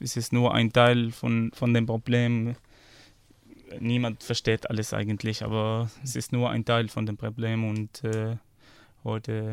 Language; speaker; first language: German; non-native, fluent; Arabic